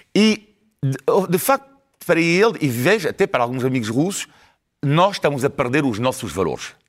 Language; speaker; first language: Portuguese; non-native, fluent; French